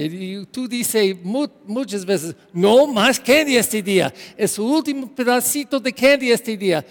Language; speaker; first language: Spanish; non-native, learner; English